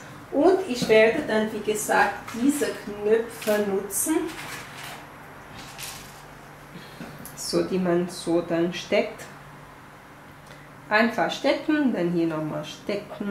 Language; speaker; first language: German; non-native, fluent; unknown